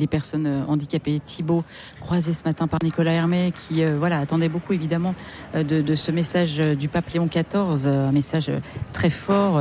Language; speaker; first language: French; native; French